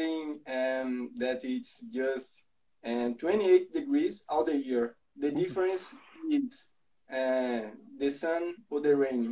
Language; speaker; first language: English; non-native, learner; Portuguese